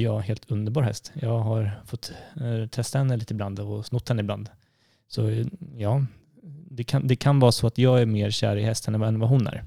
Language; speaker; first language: Swedish; native; Swedish